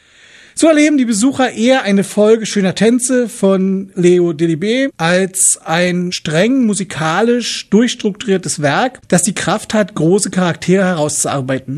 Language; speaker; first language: German; native; German